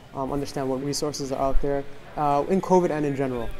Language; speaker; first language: English; native; English